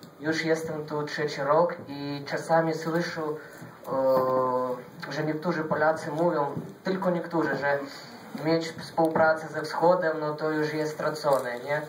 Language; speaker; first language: Polish; non-native, fluent; Russian